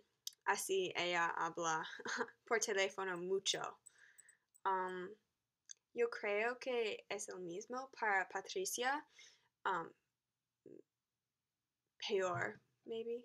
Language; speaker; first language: Spanish; non-native, learner; English